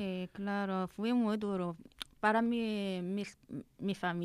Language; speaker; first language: Spanish; non-native, learner; Arabic